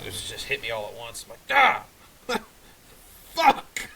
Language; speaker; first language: English; native; English